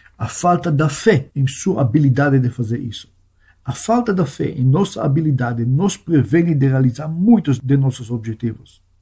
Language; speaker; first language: Portuguese; non-native, fluent; Hebrew